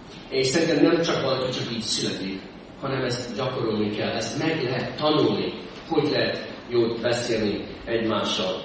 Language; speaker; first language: Hungarian; non-native, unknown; English